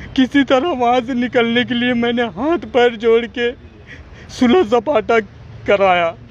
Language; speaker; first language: Hindi; native; Hindi